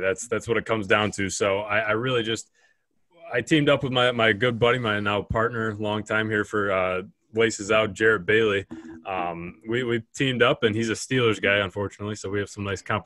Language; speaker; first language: English; native; English